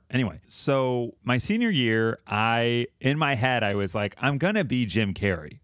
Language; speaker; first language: English; native; English